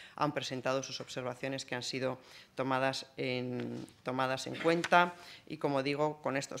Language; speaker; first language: Spanish; native; Spanish